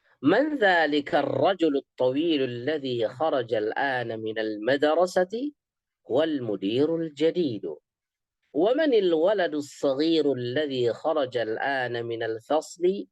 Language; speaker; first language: Arabic; non-native, fluent; Indonesian